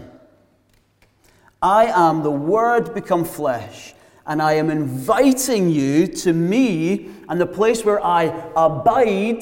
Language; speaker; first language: English; native; English